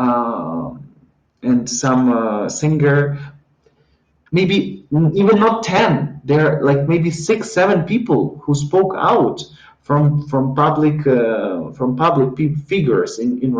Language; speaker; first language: English; non-native, fluent; Ukrainian